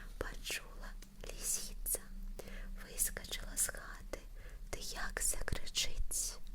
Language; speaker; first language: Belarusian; non-native, local second language; Russian